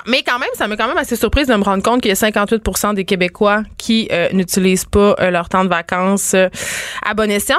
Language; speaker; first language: French; native; French